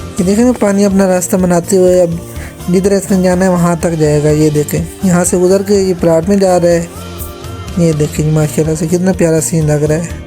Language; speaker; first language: Urdu; non-native, local second language; Punjabi